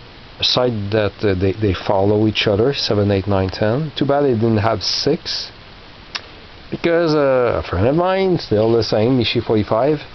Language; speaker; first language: English; non-native, local second language; French